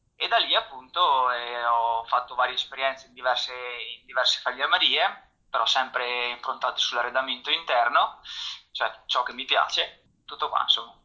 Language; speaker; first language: Italian; native; Italian